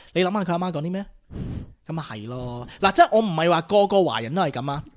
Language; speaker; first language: Cantonese; early bilingual, heritage; Cantonese